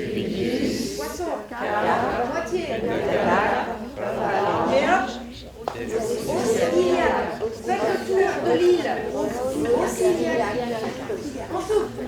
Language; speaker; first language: French; native; French